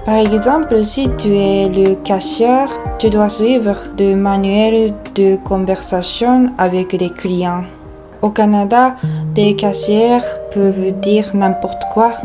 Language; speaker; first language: French; non-native, learner; Japanese